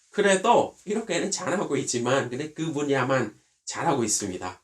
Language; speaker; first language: Korean; non-native, fluent; Vietnamese